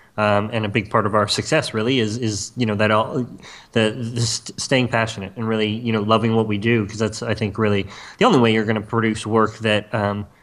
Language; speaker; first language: English; native; English